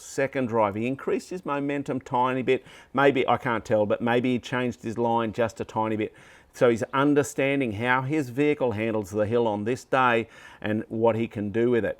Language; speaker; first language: English; native; English